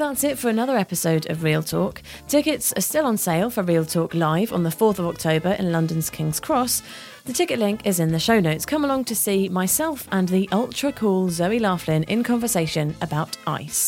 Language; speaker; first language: English; native; English